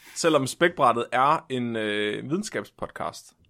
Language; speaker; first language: Danish; native; Danish